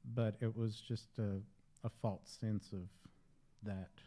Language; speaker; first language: English; native; English